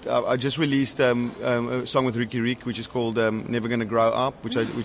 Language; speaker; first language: English; non-native, local second language; Afrikaans